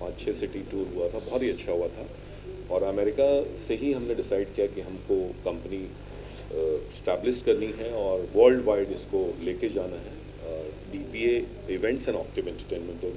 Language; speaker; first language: Hindi; native; Hindi